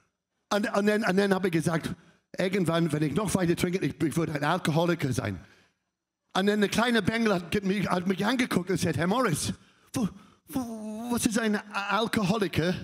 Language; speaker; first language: German; non-native, fluent; English